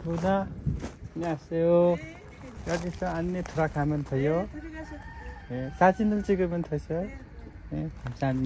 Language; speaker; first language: Korean; non-native, learner; Nepali